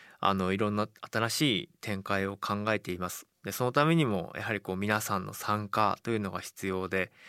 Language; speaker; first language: Japanese; native; Japanese